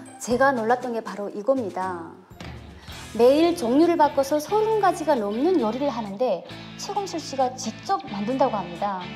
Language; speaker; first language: Korean; native; Korean